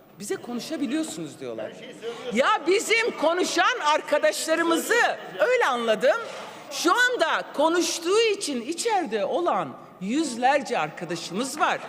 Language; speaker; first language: Turkish; non-native, local second language; Kurdish